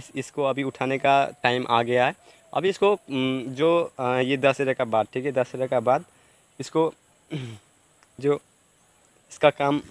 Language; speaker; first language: Hindi; non-native, local second language; Nepali